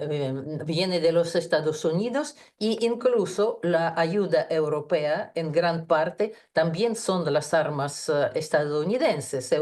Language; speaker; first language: Spanish; non-native, fluent; Russian